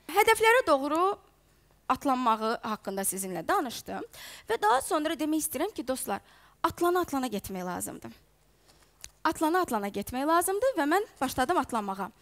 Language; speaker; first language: Azerbaijani; non-native, fluent; Ukrainian